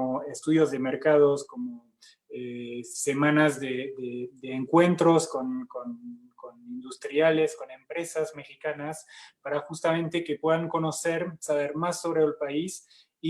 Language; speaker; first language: Spanish; non-native, fluent; French